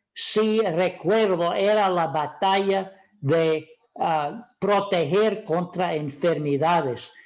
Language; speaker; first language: Spanish; non-native, fluent; English